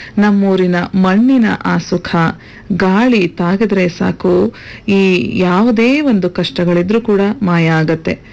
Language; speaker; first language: Kannada; native; Kannada